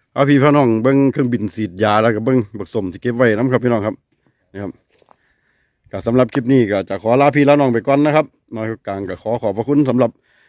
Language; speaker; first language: Thai; native; Thai